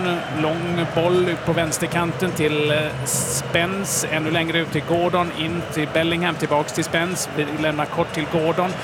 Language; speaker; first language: Swedish; native; Swedish